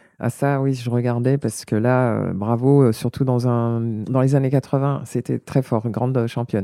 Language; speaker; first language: French; native; French